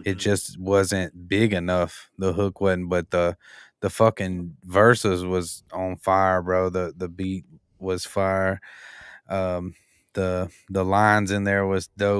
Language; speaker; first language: English; native; English